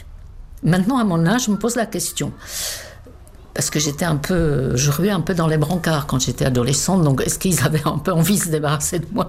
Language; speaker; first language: French; non-native, fluent; Czech